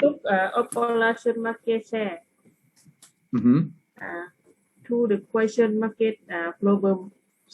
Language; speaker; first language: English; non-native, learner; Lao